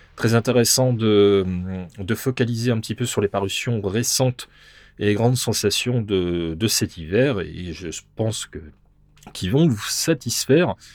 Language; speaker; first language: French; native; French